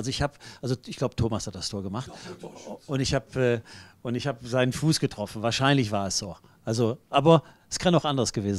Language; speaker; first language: German; native; German